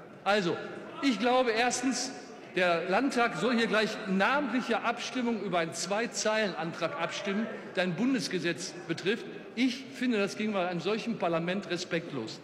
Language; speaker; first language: German; native; German